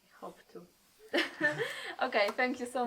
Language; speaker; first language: English; non-native, learner; Polish